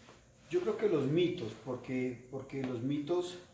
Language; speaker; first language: Spanish; native; Spanish